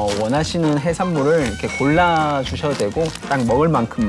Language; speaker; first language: Korean; native; Korean